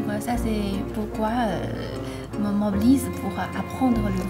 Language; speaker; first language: French; non-native, fluent; Chinese